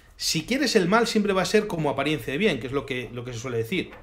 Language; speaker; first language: Spanish; native; Spanish